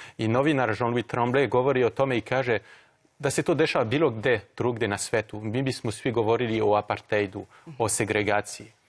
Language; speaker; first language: Croatian; non-native, fluent; French